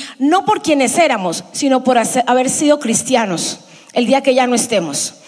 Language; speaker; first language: Spanish; early bilingual, heritage; Spanish